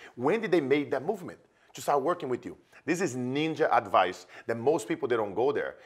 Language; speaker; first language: English; non-native, fluent; Portuguese